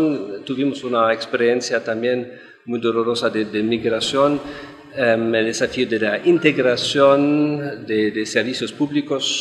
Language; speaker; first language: Spanish; non-native, fluent; German